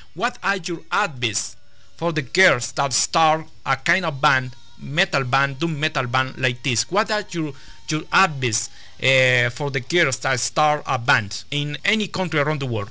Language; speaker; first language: English; non-native, learner; Spanish